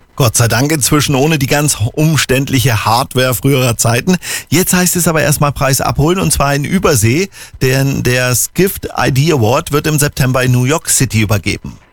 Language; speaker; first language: German; native; German